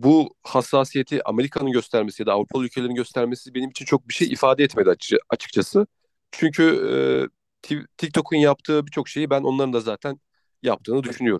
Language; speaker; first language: Turkish; native; Turkish